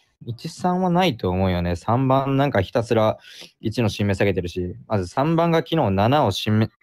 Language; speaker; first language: Japanese; native; Japanese